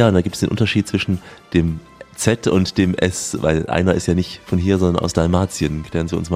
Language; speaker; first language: German; native; German